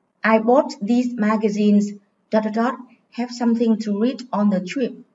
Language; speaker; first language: English; non-native, fluent; Vietnamese